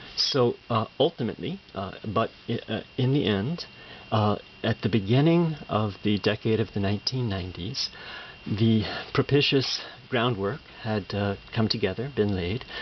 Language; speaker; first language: English; native; English